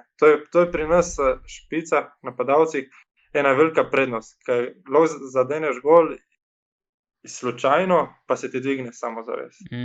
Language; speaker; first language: Slovenian; early bilingual, other home language; Bosnian